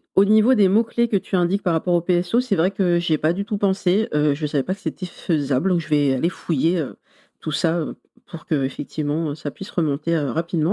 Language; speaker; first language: French; native; French